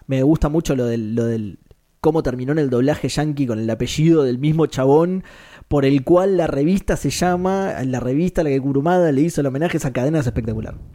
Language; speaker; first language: Spanish; native; Spanish